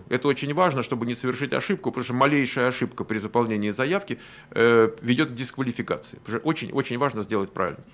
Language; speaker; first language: Russian; native; Russian